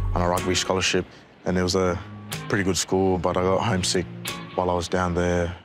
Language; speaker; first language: English; native; English